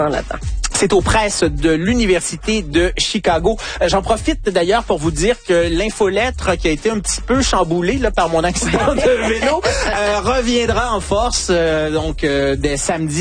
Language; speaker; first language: French; native; French